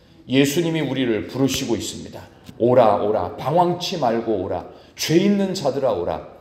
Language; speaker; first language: Korean; native; Korean